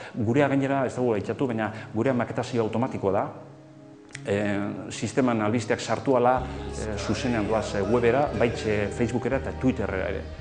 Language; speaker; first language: Basque; native; Basque